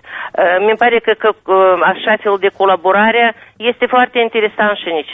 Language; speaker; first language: Romanian; non-native, local second language; Russian